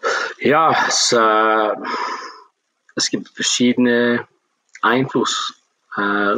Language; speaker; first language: German; non-native, fluent; English